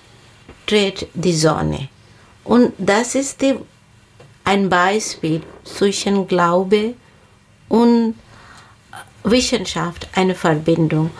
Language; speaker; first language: German; non-native, learner; Bangla